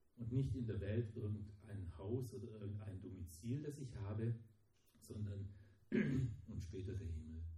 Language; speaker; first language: German; early bilingual, heritage; German